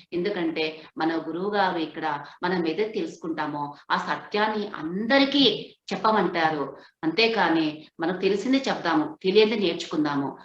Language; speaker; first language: Telugu; non-native, local second language; Hindi